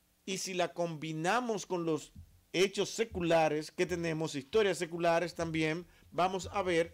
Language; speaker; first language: Spanish; native; Spanish